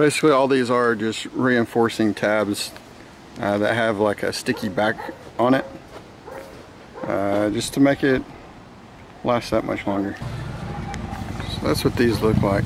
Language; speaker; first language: English; native; English